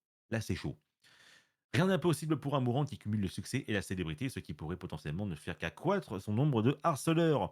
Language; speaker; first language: French; native; French